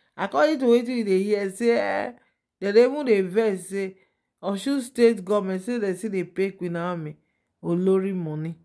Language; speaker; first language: Nigerian Pidgin; native; Nigerian Pidgin